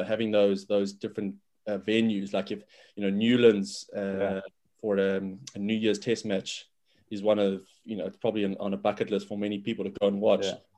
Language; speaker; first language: English; native; English